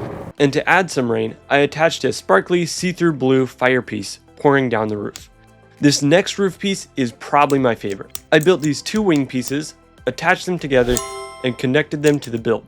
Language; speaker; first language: English; native; English